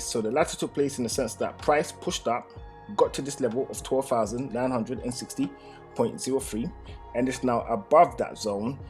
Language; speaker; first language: English; native; English